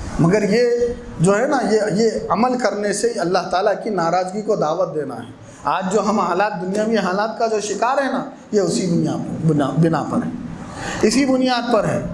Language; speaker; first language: Urdu; native; Urdu